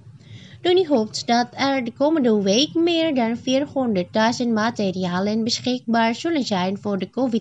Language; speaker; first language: Dutch; non-native, fluent; Indonesian